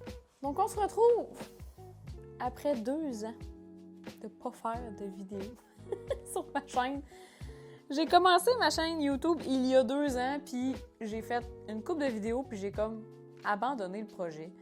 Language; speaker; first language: French; native; French